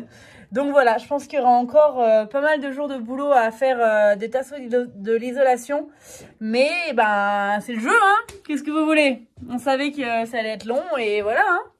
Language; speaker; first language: French; native; French